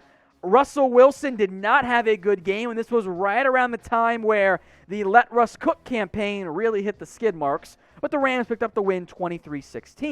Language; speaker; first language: English; native; English